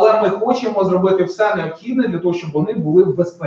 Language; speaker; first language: Ukrainian; native; Ukrainian